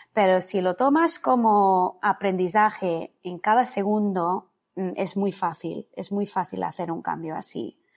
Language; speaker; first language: Spanish; non-native, fluent; English